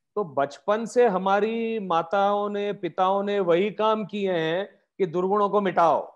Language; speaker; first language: Hindi; non-native, local second language; Marathi